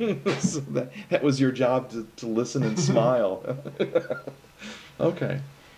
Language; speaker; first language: English; native; English